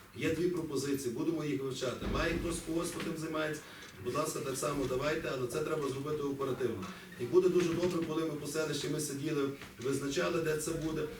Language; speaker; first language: Ukrainian; native; Ukrainian